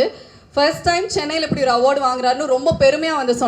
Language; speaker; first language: Tamil; native; Tamil